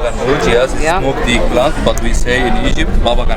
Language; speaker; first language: English; non-native, learner; Arabic